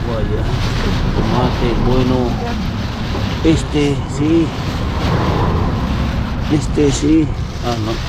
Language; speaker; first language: Spanish; non-native, learner; Filipino